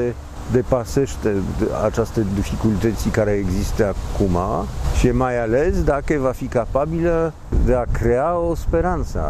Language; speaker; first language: Romanian; non-native, fluent; Polish